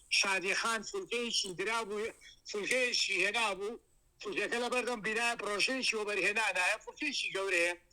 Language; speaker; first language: Central Kurdish; native; Central Kurdish